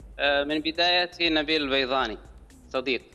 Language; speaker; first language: Arabic; native; Arabic